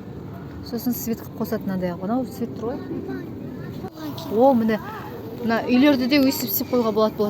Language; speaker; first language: Kazakh; native; Kazakh